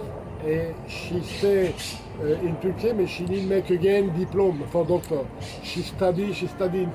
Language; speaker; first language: English; non-native, learner; French